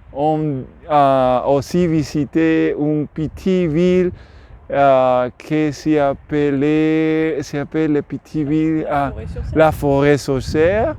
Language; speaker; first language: French; non-native, learner; Spanish